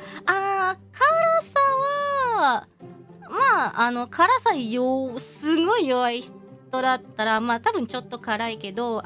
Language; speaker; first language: Japanese; non-native, fluent; Indonesian